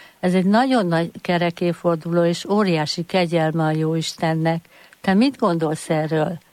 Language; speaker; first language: Hungarian; native; Hungarian